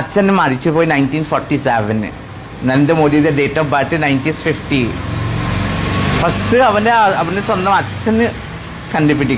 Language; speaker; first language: Malayalam; non-native, learner; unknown